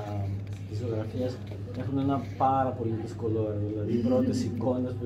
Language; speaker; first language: Greek; native; Greek